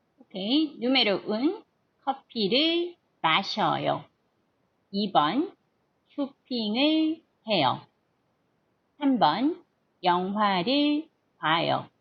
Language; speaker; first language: Korean; non-native, fluent; Portuguese